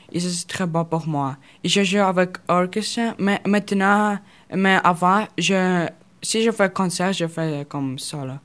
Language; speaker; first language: French; non-native, learner; Russian